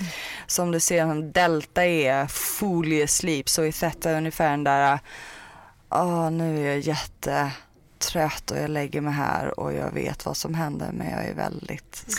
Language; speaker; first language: Swedish; early bilingual, other home language; Persian